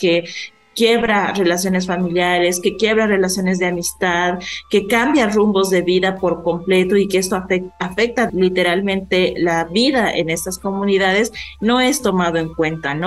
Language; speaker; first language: Spanish; native; Spanish